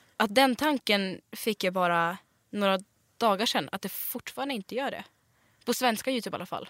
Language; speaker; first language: Swedish; early bilingual, other home language; Russian